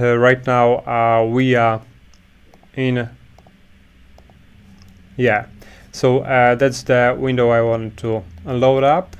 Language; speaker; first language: English; non-native, fluent; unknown